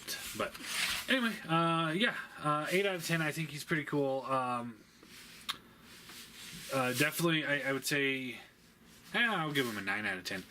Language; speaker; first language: English; native; English